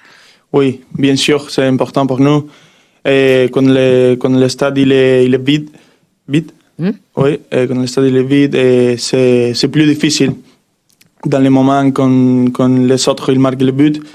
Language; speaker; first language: French; non-native, learner; Spanish